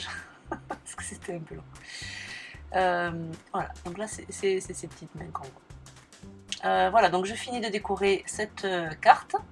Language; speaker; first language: French; native; French